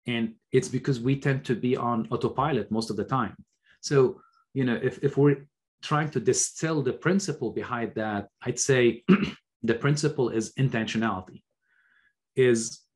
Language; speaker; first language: English; non-native, fluent; Arabic